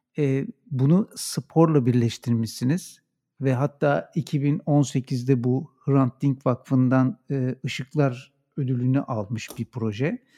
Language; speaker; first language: Turkish; native; Turkish